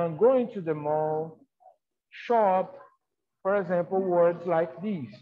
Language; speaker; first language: English; non-native, fluent; Portuguese